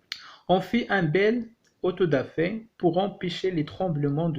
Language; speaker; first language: French; non-native, local second language; Arabic